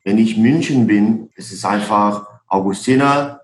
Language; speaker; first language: German; non-native, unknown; Portuguese